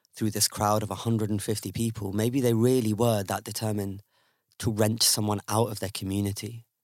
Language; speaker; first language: English; native; English